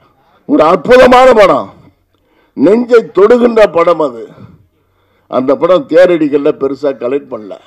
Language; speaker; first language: Tamil; native; Tamil